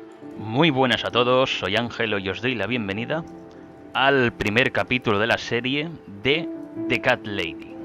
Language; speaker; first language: Spanish; native; Spanish